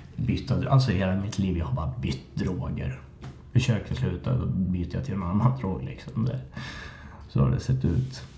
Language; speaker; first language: Swedish; native; Swedish